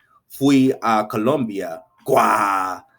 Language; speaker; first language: Spanish; non-native, learner; English